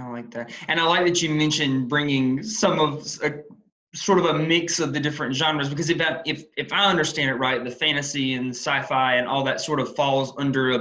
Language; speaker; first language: English; native; English